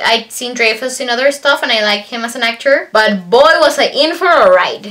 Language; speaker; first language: English; non-native, fluent; Spanish